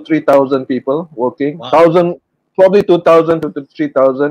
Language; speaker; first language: English; non-native, local second language; Malay